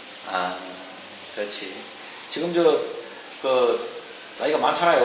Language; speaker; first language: Korean; native; Korean